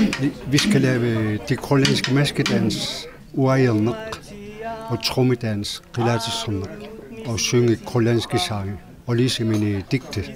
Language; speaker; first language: Danish; non-native, local second language; Kalaallisut